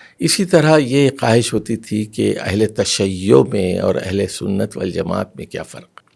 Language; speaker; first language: Urdu; native; Urdu